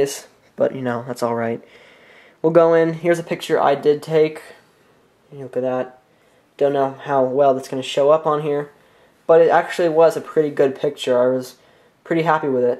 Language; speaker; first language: English; native; English